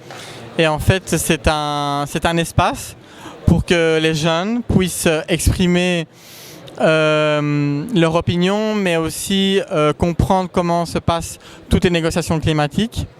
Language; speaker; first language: French; non-native, fluent; Spanish